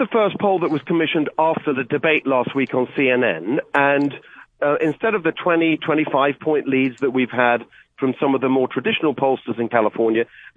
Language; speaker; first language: English; native; English